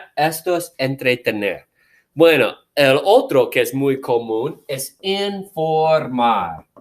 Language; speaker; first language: Spanish; non-native, fluent; English